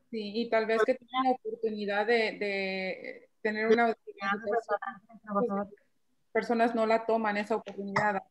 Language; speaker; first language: Spanish; early bilingual, other home language; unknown